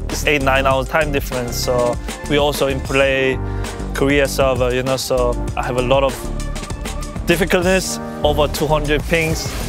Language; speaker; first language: English; non-native, fluent; Korean